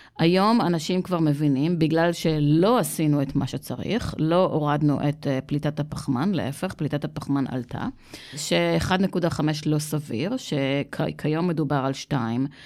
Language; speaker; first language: Hebrew; native; Hebrew